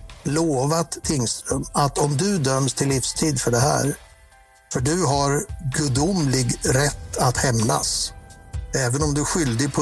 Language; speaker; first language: Swedish; native; Swedish